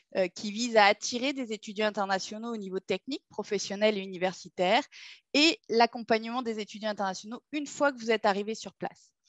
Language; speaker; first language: French; native; French